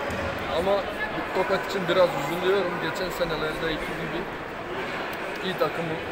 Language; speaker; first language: Turkish; non-native, learner; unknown